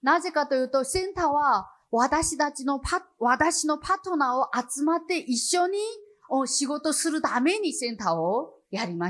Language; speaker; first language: Japanese; non-native, fluent; Chinese